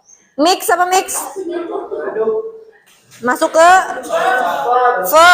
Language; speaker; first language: Indonesian; native; Indonesian